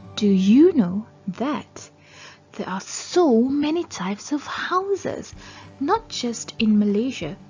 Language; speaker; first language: English; non-native, local second language; Malay